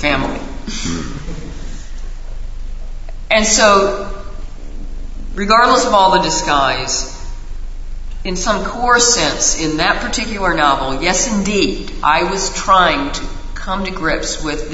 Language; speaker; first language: English; native; English